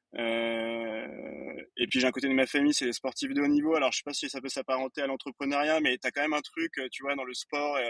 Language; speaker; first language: French; native; French